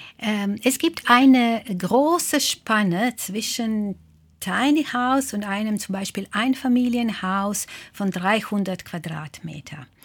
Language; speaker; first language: German; non-native, fluent; Croatian